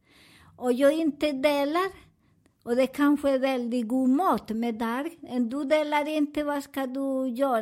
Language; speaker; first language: Swedish; non-native, learner; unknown